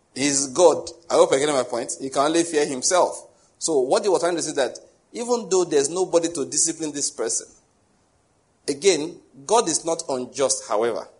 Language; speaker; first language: English; non-native, local second language; Yoruba